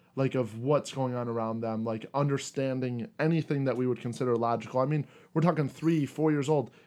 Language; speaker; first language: English; native; English